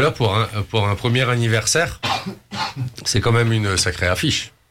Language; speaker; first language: French; native; French